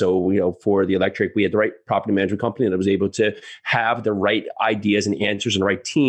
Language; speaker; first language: English; native; English